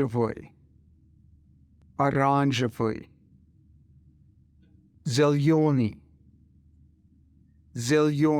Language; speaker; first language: Russian; non-native, fluent; English